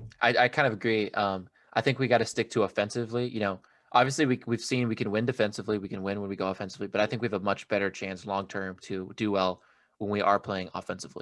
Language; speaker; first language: English; native; English